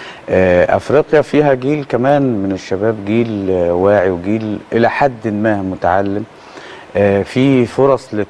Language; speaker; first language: Arabic; native; Arabic